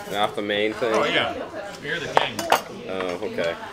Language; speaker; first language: English; non-native, fluent; Japanese